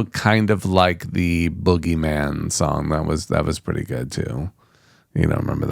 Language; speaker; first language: English; native; English